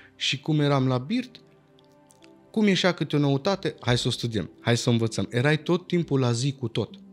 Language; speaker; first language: Romanian; early bilingual, heritage; Romanian